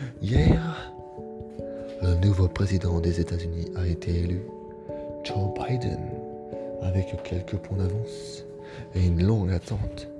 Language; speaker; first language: French; native; French